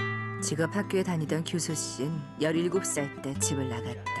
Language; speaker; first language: Korean; native; Korean